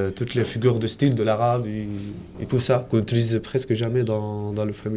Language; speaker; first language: French; non-native, fluent; Arabic